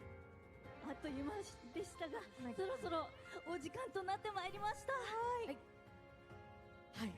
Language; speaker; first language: Japanese; native; Japanese